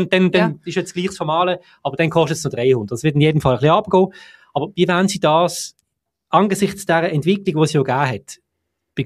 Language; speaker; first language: German; native; German